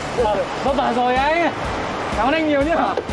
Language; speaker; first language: Vietnamese; non-native, fluent; Korean